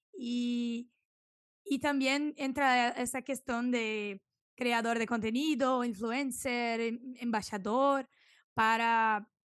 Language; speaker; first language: Spanish; non-native, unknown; Portuguese